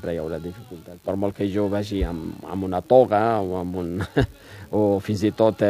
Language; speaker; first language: Catalan; non-native, fluent; Riffian